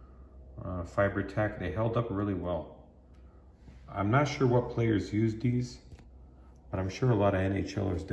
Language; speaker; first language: English; native; English